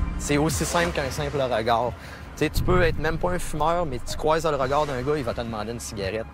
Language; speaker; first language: French; native; French